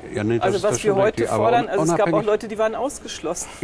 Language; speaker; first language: German; native; German